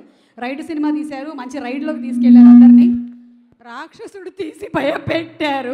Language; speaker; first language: Telugu; native; Telugu